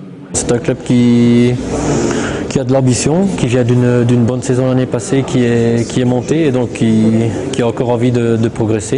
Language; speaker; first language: French; native; French